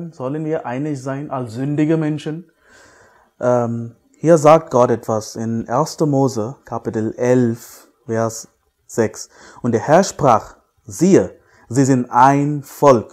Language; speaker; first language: German; non-native, fluent; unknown